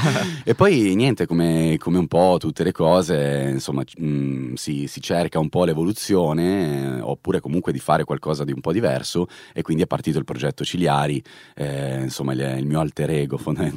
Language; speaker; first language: Italian; native; Italian